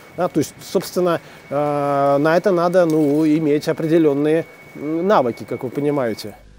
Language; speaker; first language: Russian; native; Russian